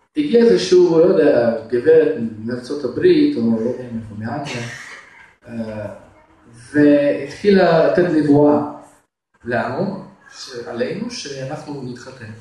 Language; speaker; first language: Hebrew; non-native, fluent; Russian